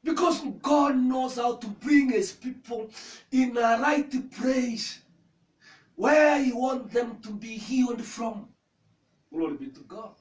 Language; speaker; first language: English; non-native, local second language; Swahili